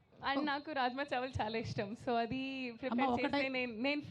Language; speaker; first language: Telugu; non-native, local second language; Hindi